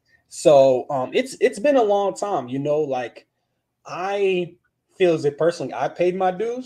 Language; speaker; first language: English; native; English